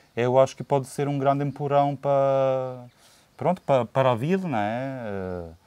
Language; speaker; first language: Portuguese; non-native, fluent; Italian